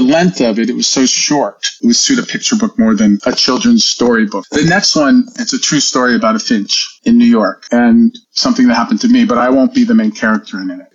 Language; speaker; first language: English; native; English